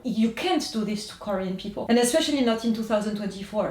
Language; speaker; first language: English; non-native, fluent; French